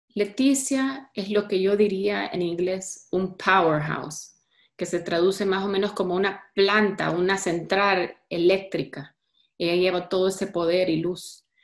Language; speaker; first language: Spanish; early bilingual, heritage; Spanish